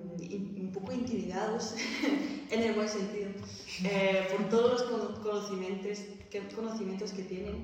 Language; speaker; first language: Spanish; non-native, fluent; Dutch